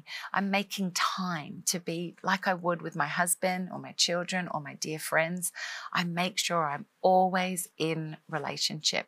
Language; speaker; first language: English; native; English